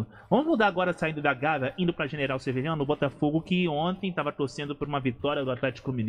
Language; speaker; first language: Portuguese; native; Portuguese